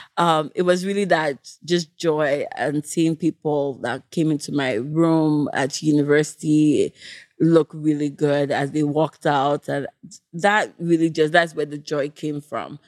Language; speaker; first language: English; non-native, local second language; Yoruba